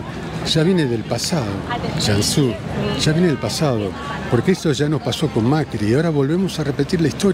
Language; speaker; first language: Spanish; native; Spanish